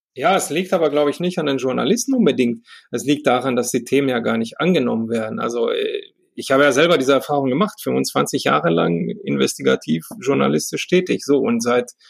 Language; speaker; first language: German; early bilingual, heritage; Romanian